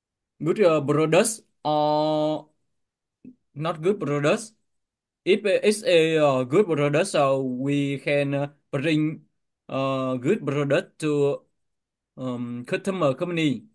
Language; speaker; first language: English; non-native, learner; Vietnamese